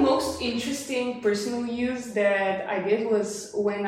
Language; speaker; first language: English; non-native, fluent; Bulgarian